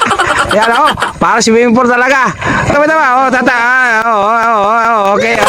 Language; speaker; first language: Filipino; non-native, local second language; Cebuano